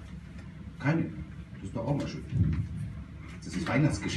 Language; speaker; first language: German; native; German